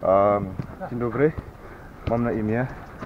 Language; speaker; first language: Polish; non-native, learner; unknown